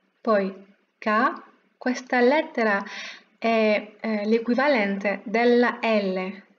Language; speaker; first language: Italian; non-native, fluent; French